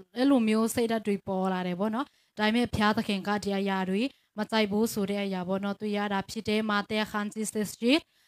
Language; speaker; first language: Burmese; non-native, local second language; Tedim Chin